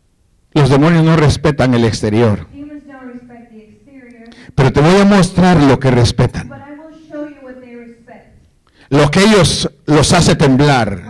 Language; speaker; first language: Spanish; native; Spanish